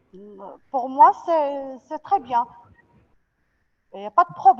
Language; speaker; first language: French; non-native, local second language; Arabic